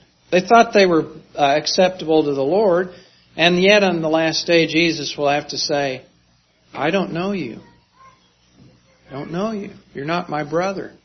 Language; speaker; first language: English; native; English